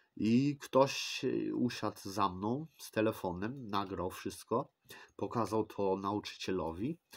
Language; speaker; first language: Polish; early bilingual, heritage; Polish